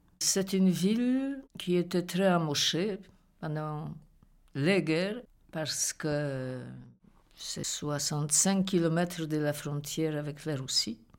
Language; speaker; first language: French; non-native, fluent; Polish